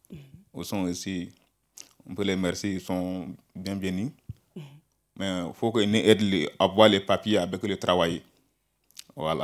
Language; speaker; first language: French; non-native, learner; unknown